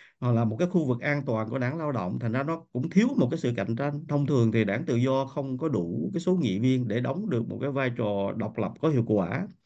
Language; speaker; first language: Vietnamese; native; Vietnamese